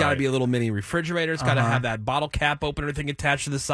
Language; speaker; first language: English; native; English